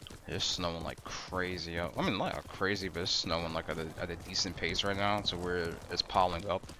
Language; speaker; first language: English; native; English